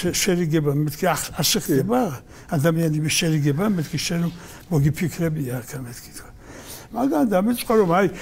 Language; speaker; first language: Georgian; non-native, local second language; Svan